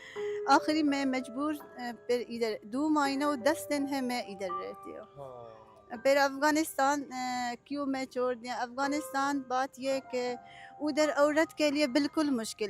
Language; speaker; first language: Hindi; non-native, learner; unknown